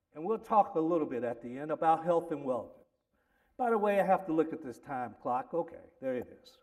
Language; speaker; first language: English; native; English